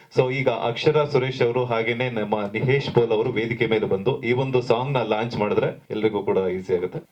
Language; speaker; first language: Kannada; native; Kannada